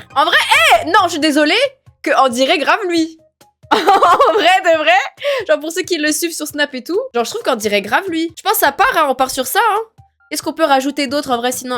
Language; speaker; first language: French; native; French